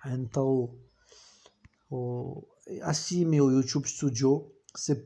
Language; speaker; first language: Portuguese; non-native, learner; French